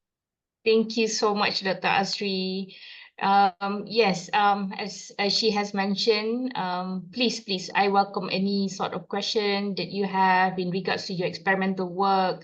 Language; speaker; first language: English; non-native, fluent; Malay